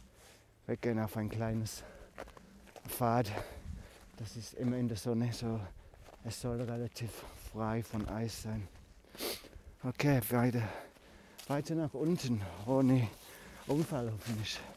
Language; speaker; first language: German; non-native, learner; English